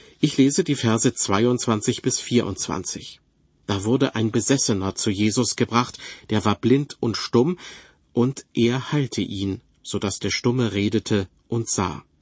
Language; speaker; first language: German; native; German